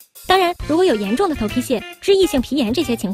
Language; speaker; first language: Chinese; native; Chinese